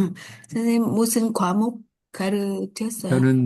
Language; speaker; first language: Korean; non-native, learner; Vietnamese